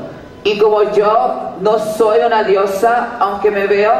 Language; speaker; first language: Spanish; early bilingual, heritage; Spanish